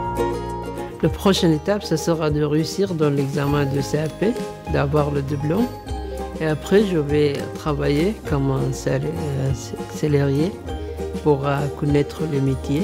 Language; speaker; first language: French; non-native, learner; Arabic